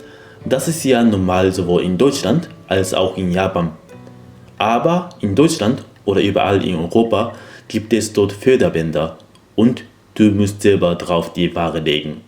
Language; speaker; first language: German; non-native, fluent; Japanese